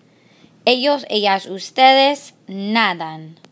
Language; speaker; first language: Spanish; non-native, fluent; English